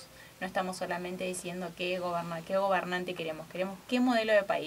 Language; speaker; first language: Spanish; native; Spanish